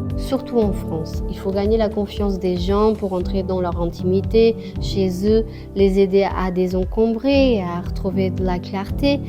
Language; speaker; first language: French; non-native, fluent; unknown